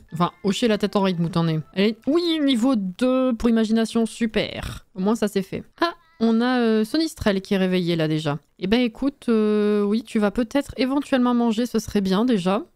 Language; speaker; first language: French; native; French